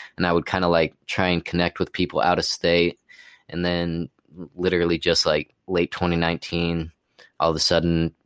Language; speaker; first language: English; native; English